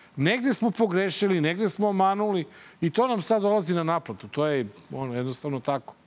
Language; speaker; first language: Serbian; native; Serbian